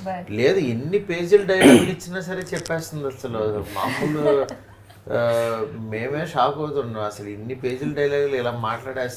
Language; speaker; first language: Telugu; native; Telugu